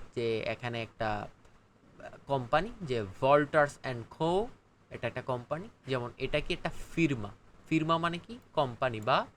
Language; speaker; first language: Bangla; native; Bangla